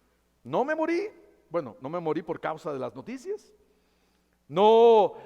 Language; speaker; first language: Spanish; native; Spanish